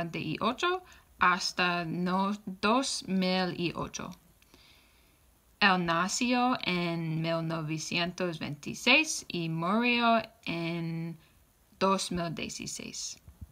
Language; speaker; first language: Spanish; non-native, learner; English